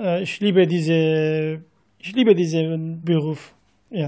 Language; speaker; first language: German; non-native, learner; Arabic